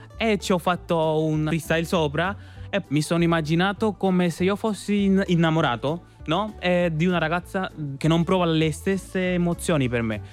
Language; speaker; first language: Italian; non-native, fluent; Spanish